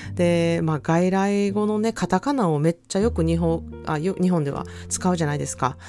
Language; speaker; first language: Japanese; native; Japanese